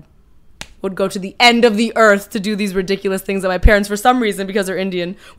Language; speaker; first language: English; native; English